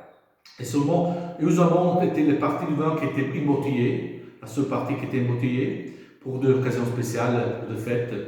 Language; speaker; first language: French; non-native, fluent; Italian